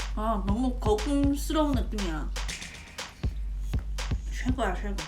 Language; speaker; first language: Korean; non-native, learner; Chinese